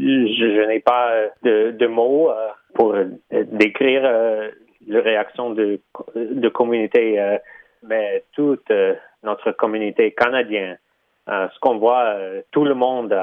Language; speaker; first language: French; early bilingual, heritage; Ukrainian